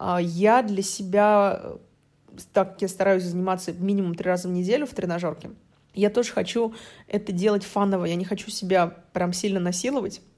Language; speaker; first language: Russian; native; Russian